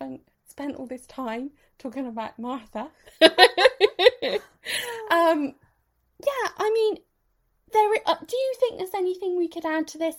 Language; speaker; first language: English; native; English